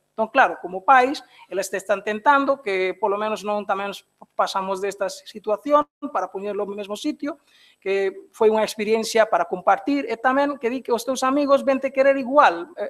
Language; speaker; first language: Galician; non-native, fluent; Bangla